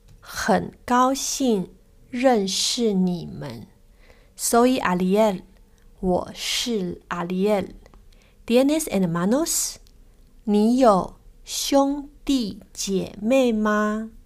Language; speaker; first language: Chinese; non-native, learner; Spanish